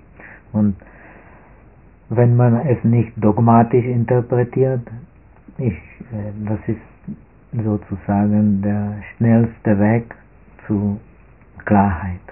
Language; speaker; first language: German; non-native, fluent; Czech